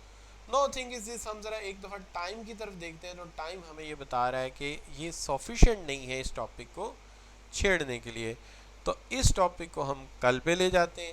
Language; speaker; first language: Urdu; native; Urdu